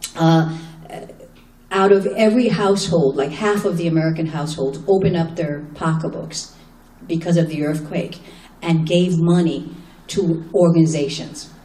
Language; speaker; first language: English; native; English